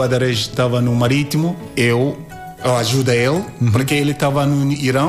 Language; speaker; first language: Portuguese; non-native, learner; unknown